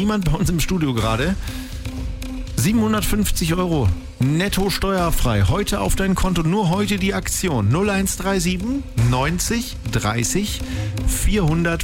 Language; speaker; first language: German; native; German